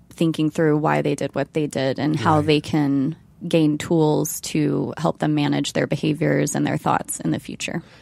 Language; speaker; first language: English; native; English